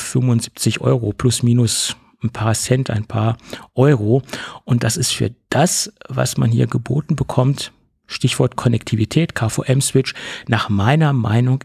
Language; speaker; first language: German; native; German